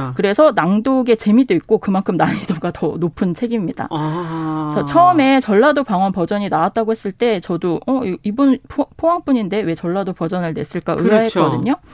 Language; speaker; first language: Korean; native; Korean